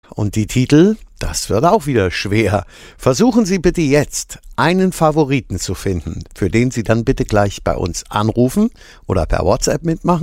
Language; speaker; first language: German; native; German